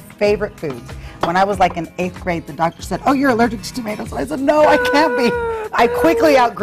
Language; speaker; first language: English; native; English